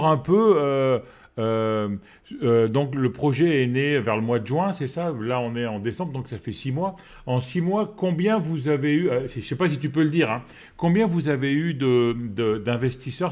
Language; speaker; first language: French; native; French